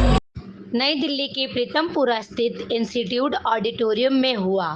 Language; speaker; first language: Hindi; native; Hindi